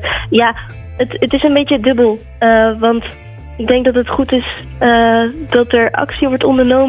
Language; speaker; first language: Dutch; native; Dutch